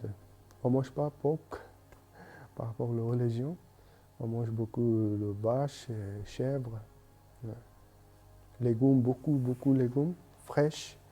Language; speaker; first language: French; non-native, learner; Bangla